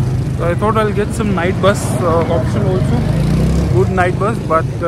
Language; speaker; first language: English; non-native, local second language; Hindi